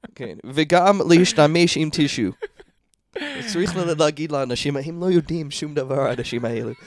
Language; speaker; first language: Hebrew; non-native, fluent; English